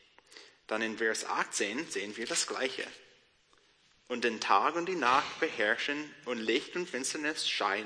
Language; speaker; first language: German; non-native, learner; English